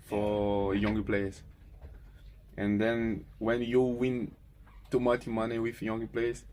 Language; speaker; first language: English; non-native, learner; Portuguese